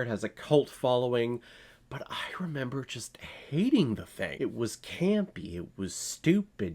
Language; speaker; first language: English; native; English